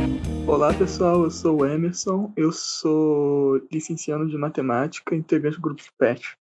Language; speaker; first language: Portuguese; native; Portuguese